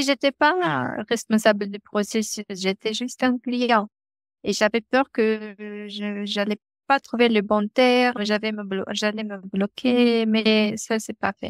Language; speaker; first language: French; non-native, fluent; Romanian